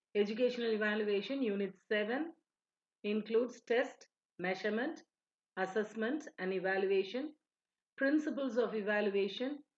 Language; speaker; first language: English; non-native, local second language; Tamil